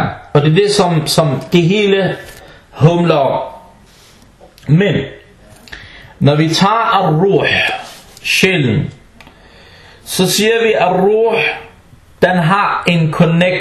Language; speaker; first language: Danish; non-native, fluent; Arabic